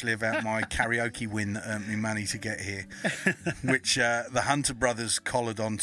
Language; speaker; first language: English; native; English